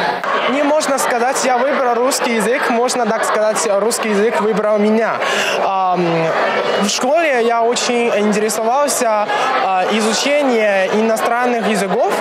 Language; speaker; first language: Russian; non-native, fluent; Chinese